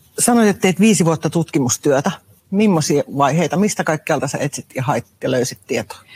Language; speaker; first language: Finnish; native; Finnish